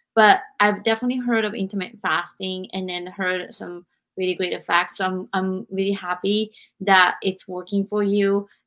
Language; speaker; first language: English; non-native, fluent; Japanese